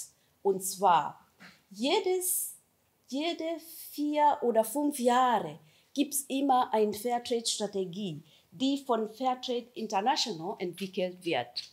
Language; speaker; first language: German; non-native, fluent; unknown